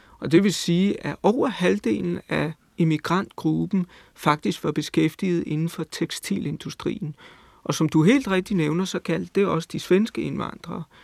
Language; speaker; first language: Danish; native; Danish